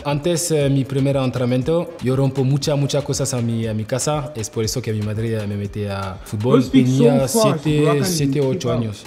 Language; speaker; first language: Spanish; non-native, learner; French